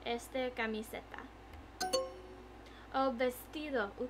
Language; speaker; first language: Spanish; non-native, learner; English